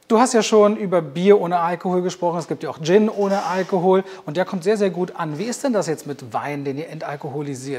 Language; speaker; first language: German; native; German